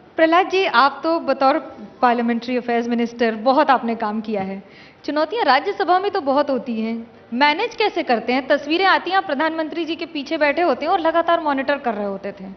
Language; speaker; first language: Hindi; native; Hindi